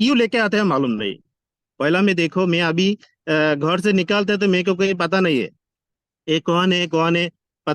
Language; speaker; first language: Hindi; non-native, learner; Bangla